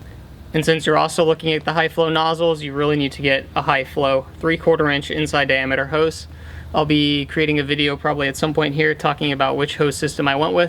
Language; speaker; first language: English; native; English